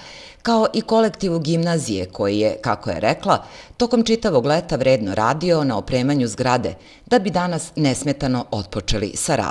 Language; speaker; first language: Serbian; native; Serbian